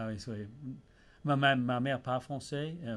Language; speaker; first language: French; early bilingual, heritage; English